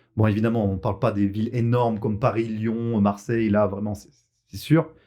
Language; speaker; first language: French; native; French